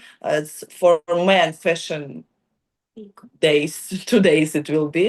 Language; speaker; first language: English; non-native, learner; Ukrainian